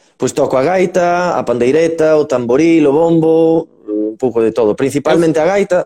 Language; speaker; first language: Galician; native; Galician